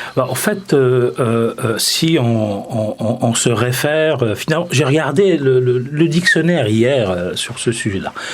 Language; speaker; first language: French; non-native, local second language; Arabic